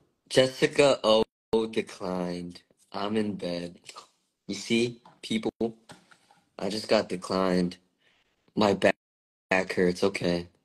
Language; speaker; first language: English; early bilingual, other home language; Korean